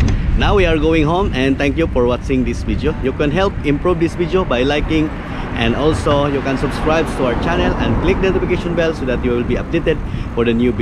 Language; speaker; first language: English; non-native, local second language; Filipino